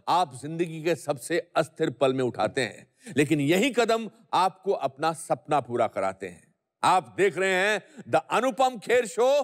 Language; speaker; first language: Hindi; native; Hindi